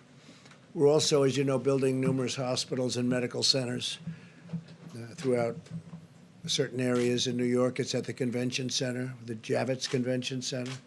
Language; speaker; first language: English; native; English